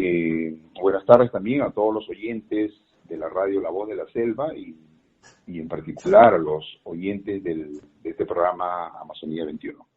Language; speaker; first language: Spanish; native; Spanish